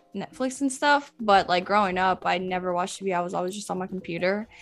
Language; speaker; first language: English; early bilingual, other home language; Spanish